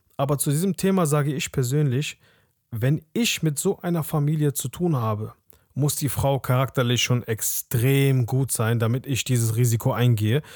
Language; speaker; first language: German; early bilingual, other home language; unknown